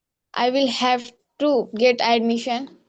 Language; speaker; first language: English; non-native, learner; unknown